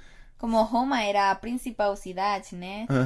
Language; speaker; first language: Portuguese; non-native, fluent; Spanish